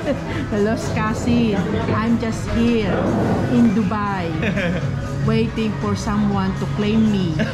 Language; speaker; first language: English; non-native, local second language; Filipino